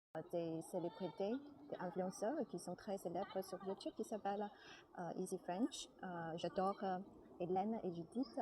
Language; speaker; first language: French; non-native, learner; Chinese